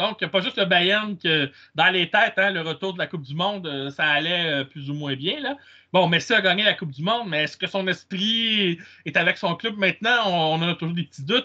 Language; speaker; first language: French; native; French